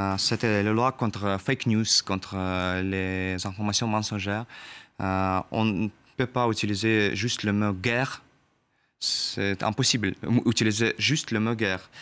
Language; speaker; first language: French; non-native, learner; Russian